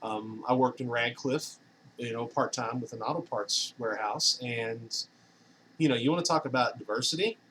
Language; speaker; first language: English; native; English